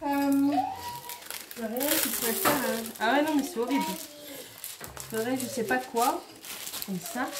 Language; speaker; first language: French; native; French